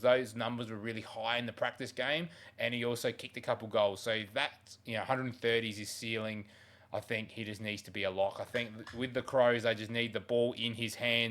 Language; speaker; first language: English; native; English